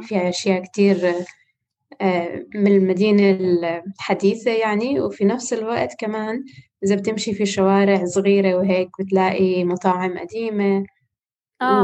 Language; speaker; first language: Arabic; non-native, fluent; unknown